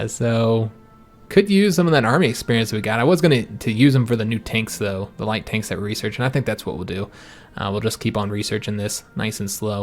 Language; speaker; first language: English; native; English